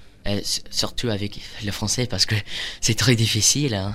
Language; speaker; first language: French; non-native, learner; English